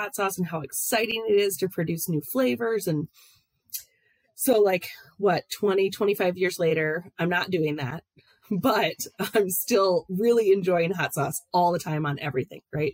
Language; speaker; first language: English; native; English